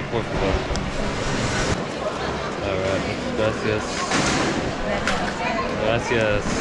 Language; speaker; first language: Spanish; non-native, learner; English